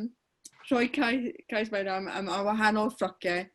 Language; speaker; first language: Welsh; non-native, fluent; English